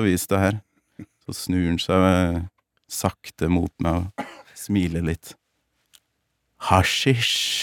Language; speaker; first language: Norwegian; native; Norwegian